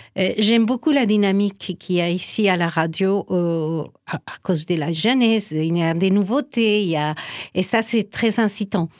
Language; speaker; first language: French; non-native, fluent; Spanish